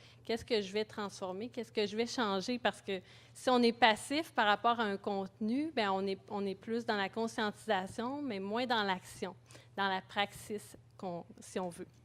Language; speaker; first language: French; native; French